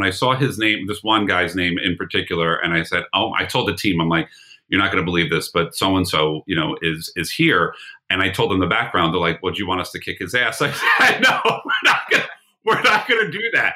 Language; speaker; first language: English; native; English